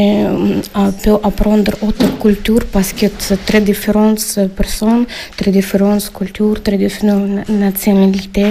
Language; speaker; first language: French; non-native, learner; Ukrainian